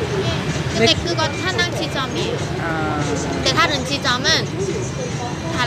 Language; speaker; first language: Korean; non-native, fluent; Vietnamese